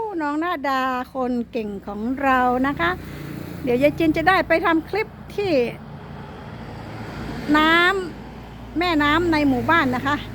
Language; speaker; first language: Thai; native; Thai